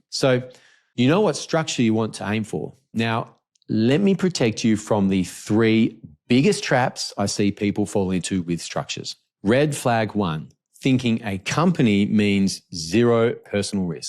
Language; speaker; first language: English; native; English